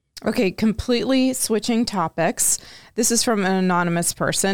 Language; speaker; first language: English; native; English